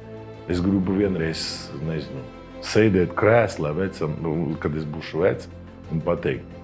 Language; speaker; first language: Latvian; non-native, local second language; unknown